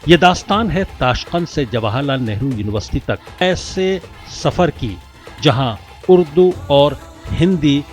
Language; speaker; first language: Hindi; native; Hindi